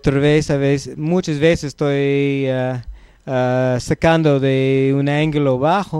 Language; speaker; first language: Spanish; non-native, learner; English